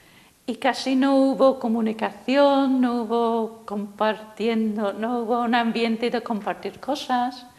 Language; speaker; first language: Spanish; non-native, fluent; English